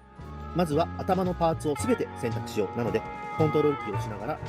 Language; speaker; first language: Japanese; native; Japanese